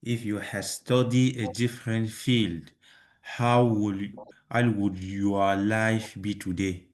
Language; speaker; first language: English; non-native, learner; French